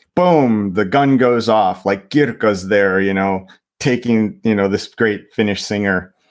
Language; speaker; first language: English; native; English